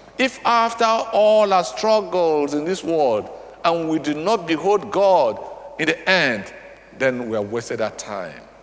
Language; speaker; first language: English; non-native, local second language; Igbo